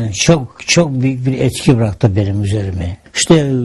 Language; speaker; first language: Turkish; non-native, fluent; Ukrainian